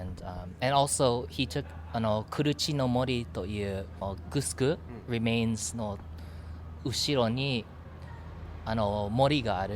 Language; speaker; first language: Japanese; non-native, learner; English